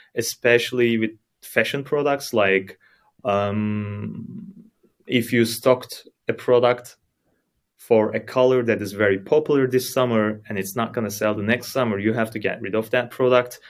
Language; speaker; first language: English; non-native, fluent; Turkish